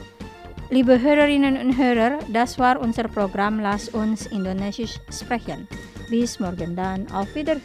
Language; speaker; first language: German; non-native, fluent; Indonesian